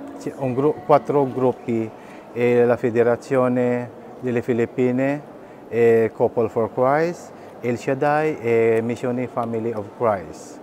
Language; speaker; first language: Italian; non-native, learner; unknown